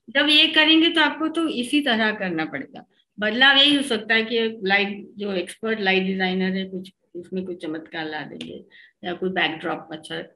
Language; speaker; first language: Hindi; native; Hindi